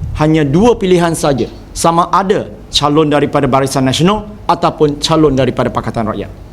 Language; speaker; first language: Malay; non-native, local second language; Chinese